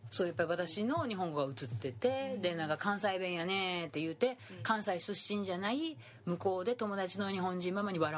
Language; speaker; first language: Japanese; native; Japanese